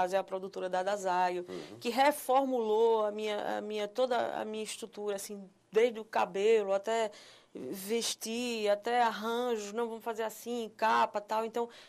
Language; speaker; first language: Portuguese; native; Portuguese